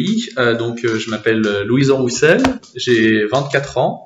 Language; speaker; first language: French; native; French